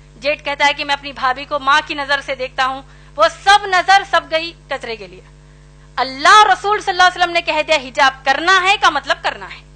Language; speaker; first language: Urdu; native; Urdu